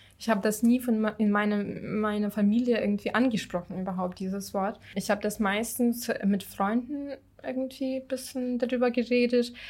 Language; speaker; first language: German; non-native, fluent; Ukrainian